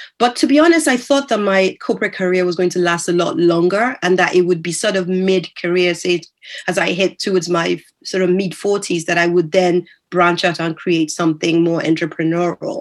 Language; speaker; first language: English; non-native, local second language; Yoruba